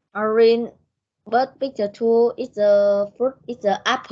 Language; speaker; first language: English; non-native, learner; Vietnamese